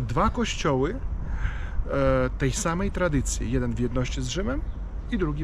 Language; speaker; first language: Polish; non-native, fluent; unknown